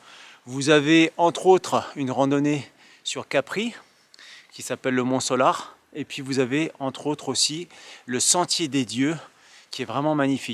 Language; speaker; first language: French; native; French